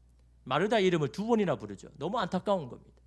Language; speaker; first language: Korean; native; Korean